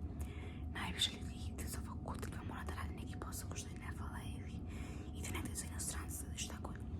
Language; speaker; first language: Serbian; early bilingual, heritage; Serbian